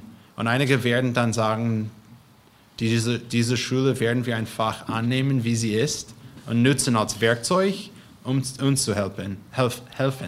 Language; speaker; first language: German; non-native, fluent; English